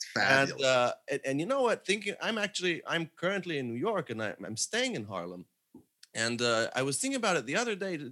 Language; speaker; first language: English; non-native, fluent; Hebrew